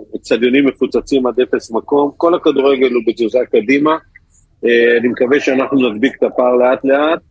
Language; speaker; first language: Hebrew; native; Hebrew